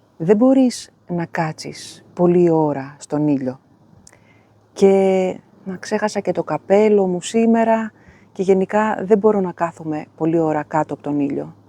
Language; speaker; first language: Greek; native; Greek